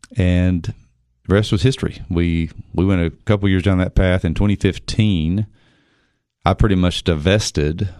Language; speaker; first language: English; native; English